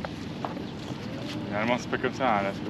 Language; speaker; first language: French; native; French